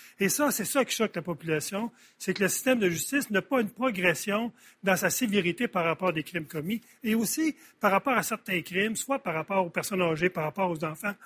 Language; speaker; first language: French; native; French